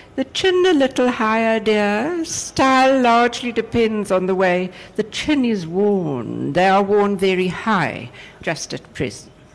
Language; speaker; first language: English; non-native, local second language; Afrikaans